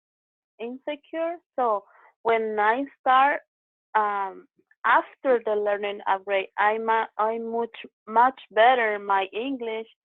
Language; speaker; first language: English; non-native, learner; Spanish